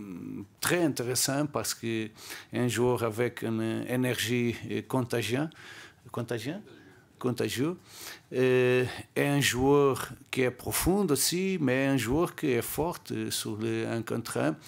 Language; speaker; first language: French; non-native, learner; Portuguese